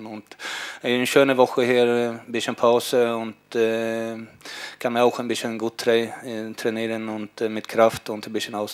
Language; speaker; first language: German; non-native, learner; Swedish